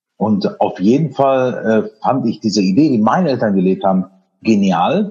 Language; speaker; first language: German; early bilingual, other home language; Spanish